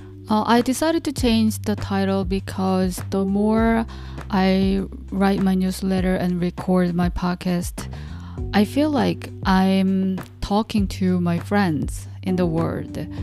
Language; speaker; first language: English; non-native, fluent; Korean